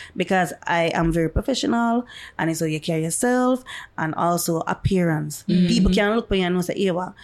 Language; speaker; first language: English; non-native, local second language; Jamaican Creole English